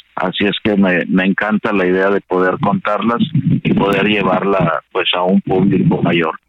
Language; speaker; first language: Spanish; native; Spanish